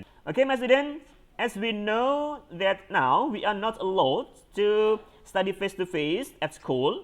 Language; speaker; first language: English; non-native, fluent; Indonesian